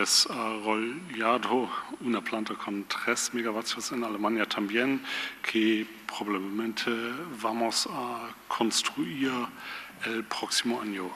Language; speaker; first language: Spanish; non-native, learner; German